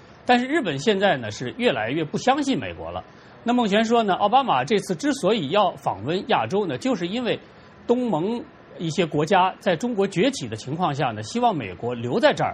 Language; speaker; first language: Chinese; native; Chinese